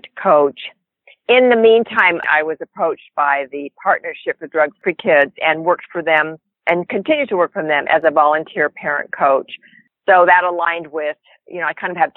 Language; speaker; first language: English; native; English